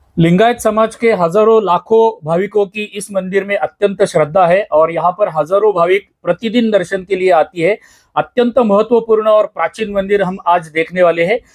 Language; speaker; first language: Hindi; non-native, local second language; Marathi